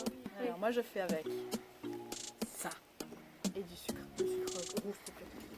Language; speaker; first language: French; native; French